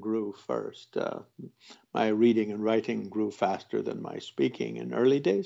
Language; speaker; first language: English; native; English